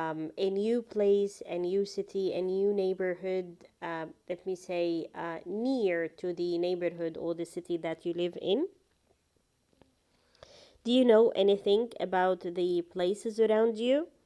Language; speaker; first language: English; non-native, fluent; Arabic